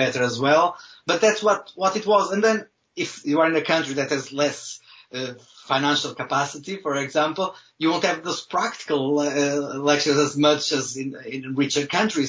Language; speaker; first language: English; non-native, fluent; Portuguese